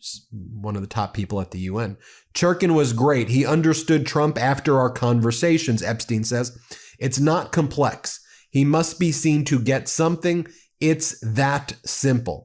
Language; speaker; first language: English; native; English